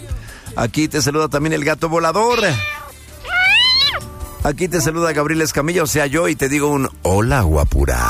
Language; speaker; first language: Spanish; native; Spanish